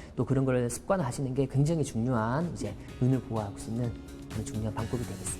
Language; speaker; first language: Korean; native; Korean